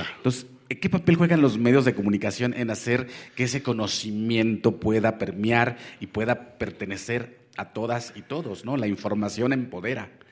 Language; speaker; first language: Spanish; non-native, local second language; Nahuatl languages